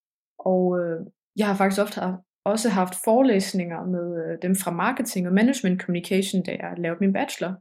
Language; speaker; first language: Danish; early bilingual, heritage; Danish